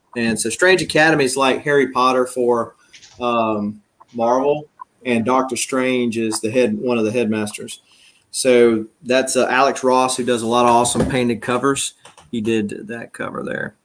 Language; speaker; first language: English; native; English